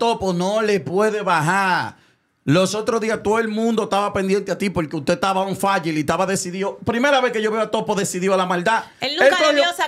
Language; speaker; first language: Spanish; native; Spanish